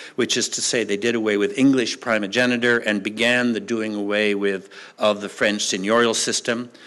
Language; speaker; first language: English; native; English